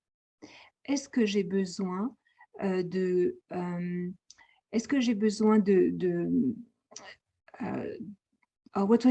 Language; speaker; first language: French; native; French